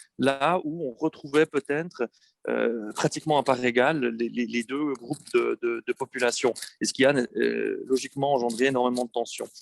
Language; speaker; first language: French; native; French